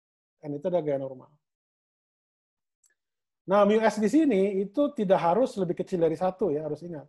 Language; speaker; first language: Indonesian; native; Indonesian